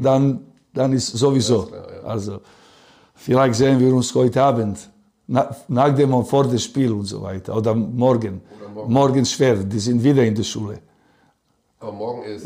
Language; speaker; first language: German; non-native, learner; Serbian